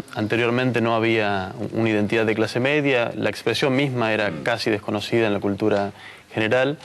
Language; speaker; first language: Spanish; native; Spanish